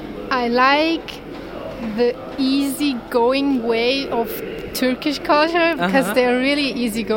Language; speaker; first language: English; non-native, learner; Turkish